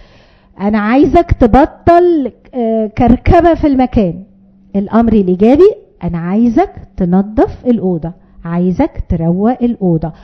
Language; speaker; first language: Arabic; native; Arabic